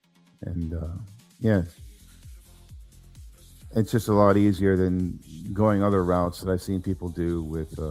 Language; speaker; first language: English; native; English